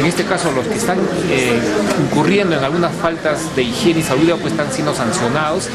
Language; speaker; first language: Spanish; native; Spanish